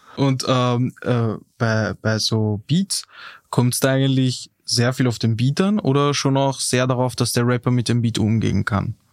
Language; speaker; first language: German; native; German